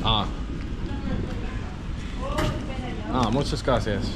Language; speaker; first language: Spanish; non-native, learner; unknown